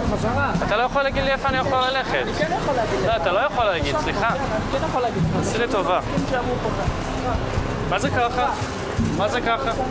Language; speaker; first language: Hebrew; non-native, fluent; Portuguese